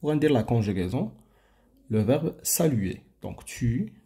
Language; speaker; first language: French; non-native, local second language; Arabic